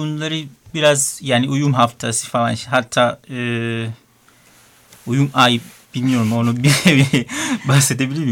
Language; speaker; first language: Turkish; non-native, learner; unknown